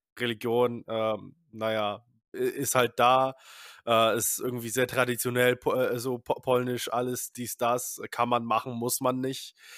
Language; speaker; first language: German; early bilingual, other home language; Polish